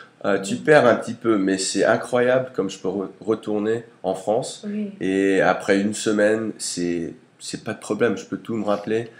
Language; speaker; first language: French; early bilingual, heritage; English